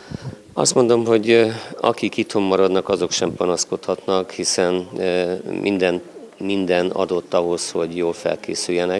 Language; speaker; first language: Hungarian; native; Hungarian